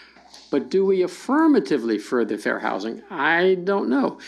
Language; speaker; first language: English; native; English